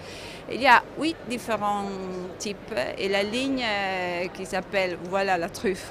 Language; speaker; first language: French; non-native, fluent; Italian